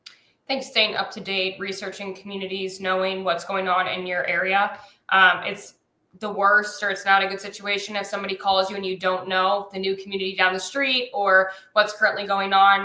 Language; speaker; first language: English; native; English